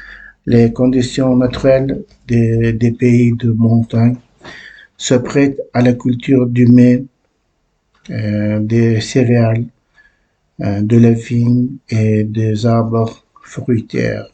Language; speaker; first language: French; non-native, learner; Uzbek